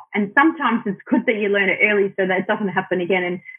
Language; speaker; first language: English; non-native, local second language; Arabic